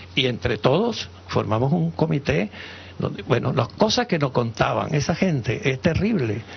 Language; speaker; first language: Spanish; native; Spanish